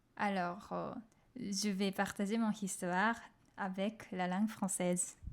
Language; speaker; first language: French; non-native, fluent; Japanese